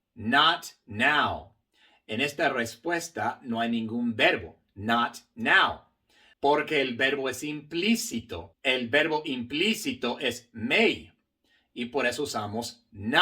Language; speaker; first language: Spanish; non-native, fluent; English